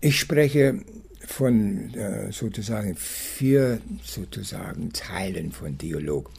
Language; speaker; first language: German; non-native, fluent; English